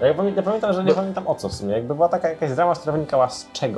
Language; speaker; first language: Polish; native; Polish